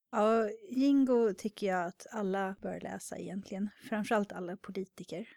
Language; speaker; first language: Swedish; native; Swedish